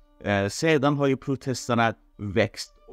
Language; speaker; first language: Swedish; non-native, fluent; Persian